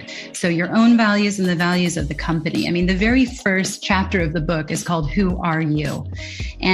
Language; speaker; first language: English; native; English